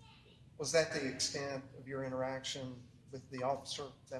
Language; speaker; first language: English; native; English